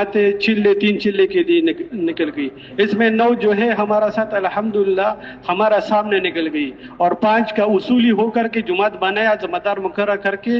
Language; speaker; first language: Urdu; non-native, local second language; Pashto